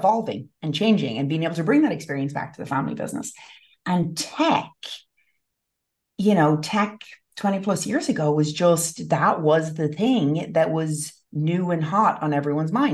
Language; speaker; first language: English; native; English